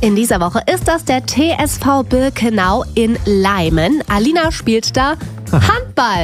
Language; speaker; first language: German; native; German